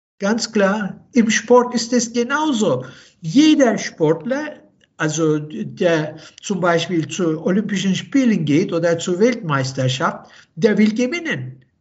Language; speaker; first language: German; non-native, fluent; Turkish